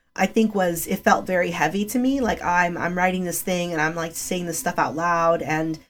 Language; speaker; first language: English; early bilingual, other home language; Spanish